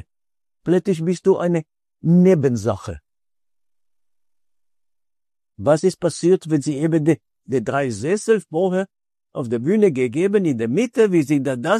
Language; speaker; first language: German; non-native, fluent; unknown